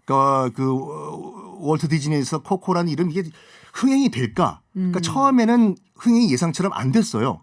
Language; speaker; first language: Korean; native; Korean